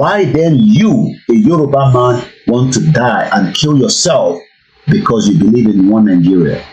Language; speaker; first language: English; non-native, local second language; Yoruba